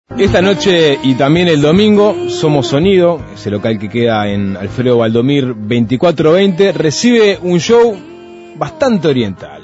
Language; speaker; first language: Spanish; native; Spanish